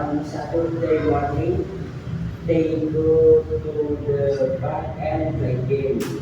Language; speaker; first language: English; non-native, learner; Indonesian